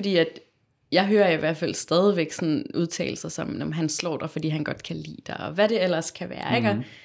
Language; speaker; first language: Danish; native; Danish